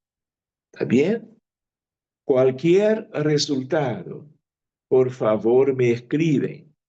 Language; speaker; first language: Spanish; non-native, fluent; Portuguese